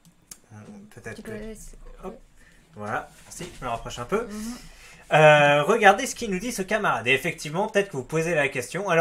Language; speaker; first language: French; native; French